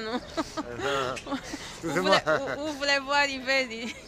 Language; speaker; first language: French; non-native, fluent; Romanian